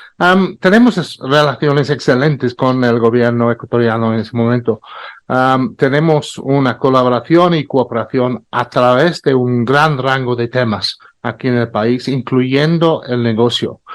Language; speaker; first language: Spanish; non-native, fluent; English